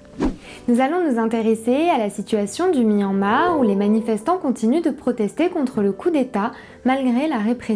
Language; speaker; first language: French; native; French